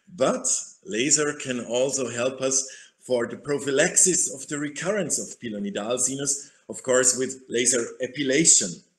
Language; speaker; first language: English; non-native, fluent; German